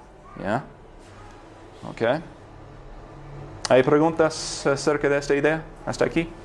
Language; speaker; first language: Spanish; non-native, fluent; English